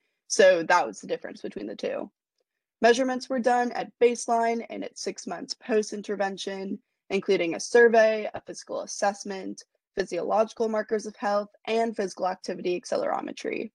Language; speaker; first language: English; native; English